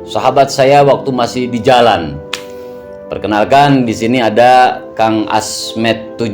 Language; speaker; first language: Indonesian; native; Indonesian